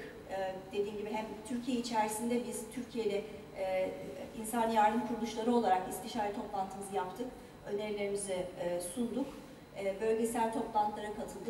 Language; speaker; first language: Turkish; native; Turkish